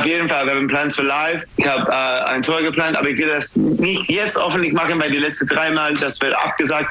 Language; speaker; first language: German; non-native, fluent; English